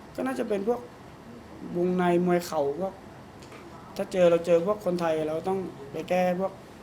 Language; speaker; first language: Thai; non-native, fluent; Mon